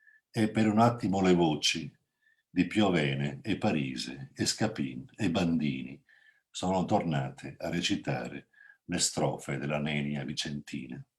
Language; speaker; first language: Italian; native; Italian